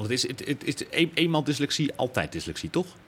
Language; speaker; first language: Dutch; native; Dutch